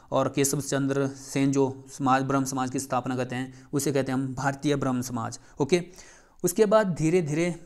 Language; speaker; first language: Hindi; native; Hindi